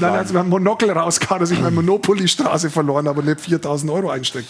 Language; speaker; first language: German; native; German